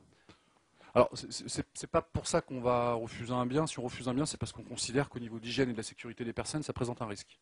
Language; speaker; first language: French; native; French